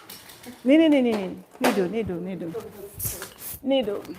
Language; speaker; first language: Dutch; non-native, learner; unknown